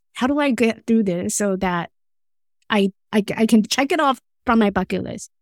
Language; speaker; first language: English; non-native, fluent; Chinese